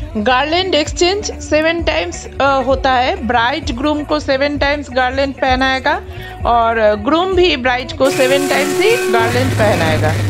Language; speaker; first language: Hindi; non-native, local second language; Bangla